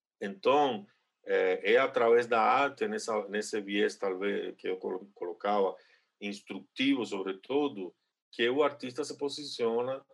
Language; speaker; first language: Portuguese; non-native, fluent; Spanish